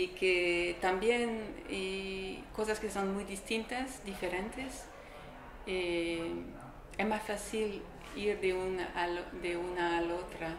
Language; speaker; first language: Spanish; non-native, learner; French